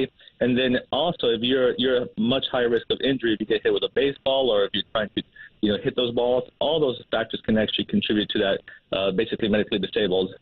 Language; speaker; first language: English; native; English